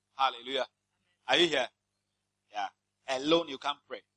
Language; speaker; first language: English; non-native, local second language; Akan